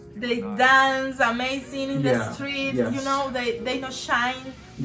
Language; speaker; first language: English; non-native, learner; Spanish